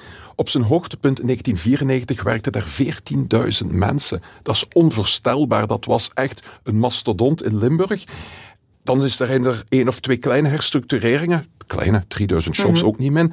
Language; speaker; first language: Dutch; native; Dutch